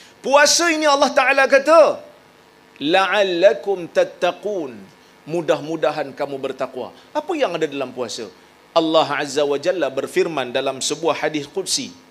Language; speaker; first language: Malay; native; Malay